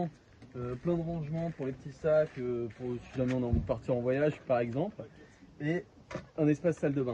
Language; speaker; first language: French; native; French